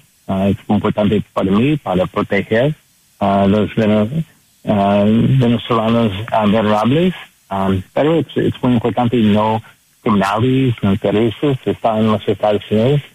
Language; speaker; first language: Spanish; non-native, learner; English